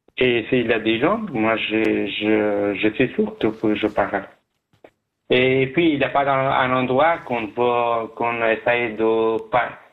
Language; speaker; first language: French; non-native, learner; Persian